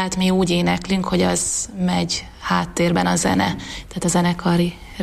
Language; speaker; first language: Hungarian; native; Hungarian